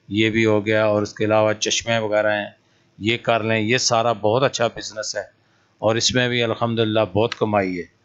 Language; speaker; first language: Urdu; non-native, local second language; Punjabi